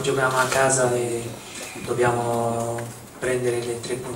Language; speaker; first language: Italian; non-native, fluent; Dutch